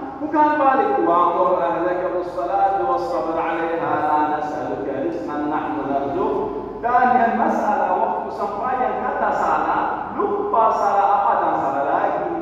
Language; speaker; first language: Indonesian; non-native, learner; Arabic